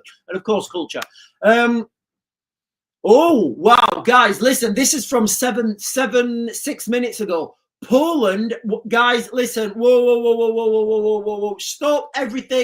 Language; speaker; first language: English; native; English